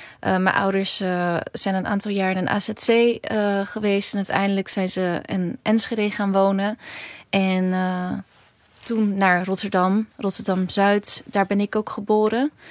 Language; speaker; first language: Dutch; early bilingual, other home language; Kurdish